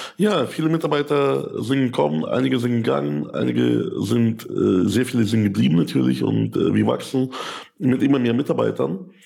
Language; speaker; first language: German; early bilingual, other home language; Russian